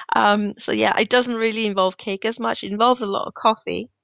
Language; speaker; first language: English; non-native, fluent; Danish